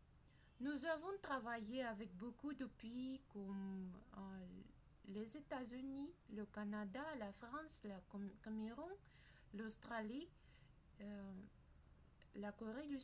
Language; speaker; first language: French; non-native, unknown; Russian